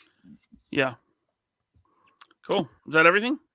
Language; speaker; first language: English; native; English